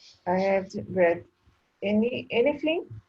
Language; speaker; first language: English; non-native, learner; Portuguese